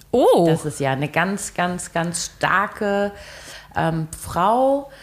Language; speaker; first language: German; early bilingual, other home language; Turkish